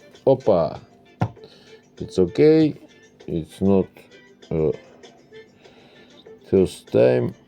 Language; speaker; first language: English; non-native, learner; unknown